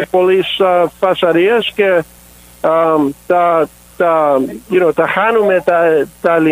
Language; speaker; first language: Greek; early bilingual, heritage; English